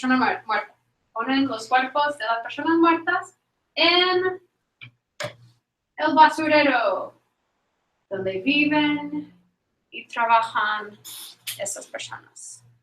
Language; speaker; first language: Spanish; non-native, fluent; English